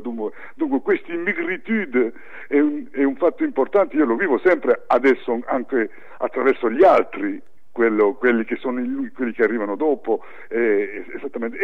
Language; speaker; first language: Italian; early bilingual, heritage; French